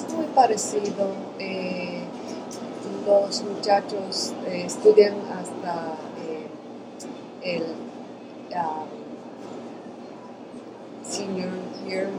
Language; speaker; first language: Spanish; early bilingual, other home language; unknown